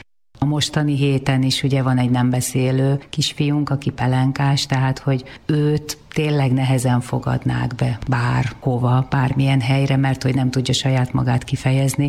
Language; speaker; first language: Hungarian; native; Hungarian